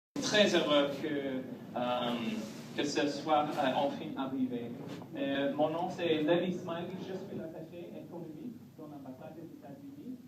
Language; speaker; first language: French; non-native, learner; English